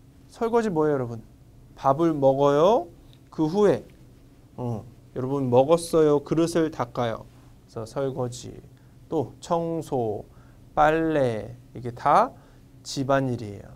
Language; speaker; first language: Korean; non-native, fluent; Vietnamese